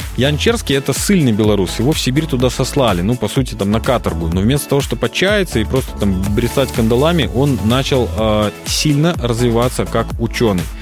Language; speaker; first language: Russian; native; Russian